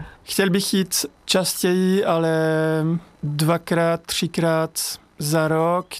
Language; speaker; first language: Czech; non-native, fluent; French